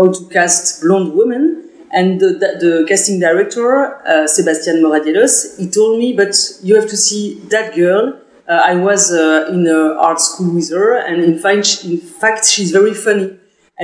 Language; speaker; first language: English; non-native, fluent; French